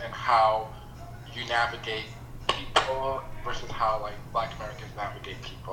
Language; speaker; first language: English; non-native, local second language; Yoruba